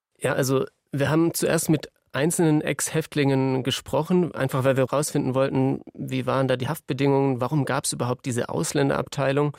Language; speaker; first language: German; native; German